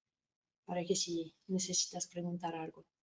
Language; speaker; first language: Spanish; non-native, fluent; French